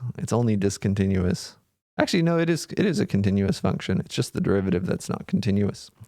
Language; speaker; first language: English; native; English